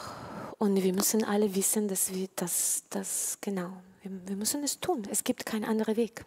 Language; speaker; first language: German; non-native, fluent; Ukrainian